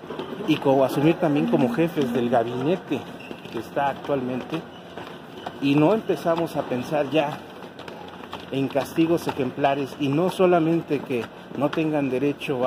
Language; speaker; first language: Spanish; native; Spanish